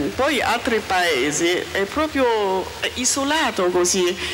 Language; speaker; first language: Italian; non-native, learner; Chinese